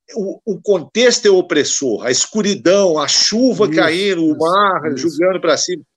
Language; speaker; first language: Portuguese; native; Portuguese